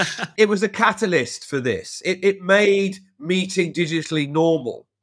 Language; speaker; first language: English; native; English